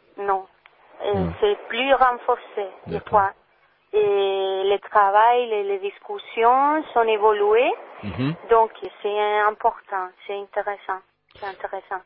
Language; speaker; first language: French; non-native, learner; Spanish